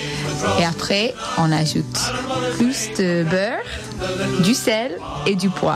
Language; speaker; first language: French; non-native, fluent; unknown